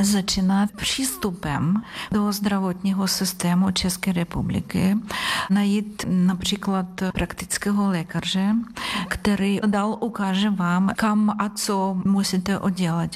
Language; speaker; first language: Czech; non-native, learner; Ukrainian